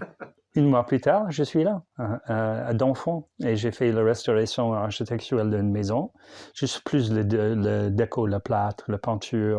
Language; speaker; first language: French; non-native, learner; English